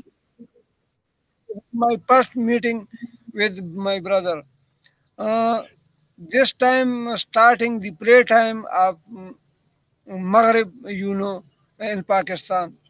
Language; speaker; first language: English; non-native, learner; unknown